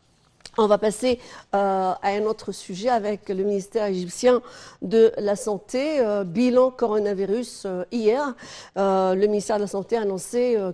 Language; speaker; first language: French; non-native, fluent; Arabic